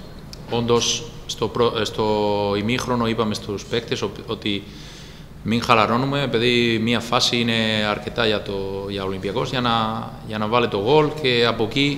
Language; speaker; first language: Greek; non-native, fluent; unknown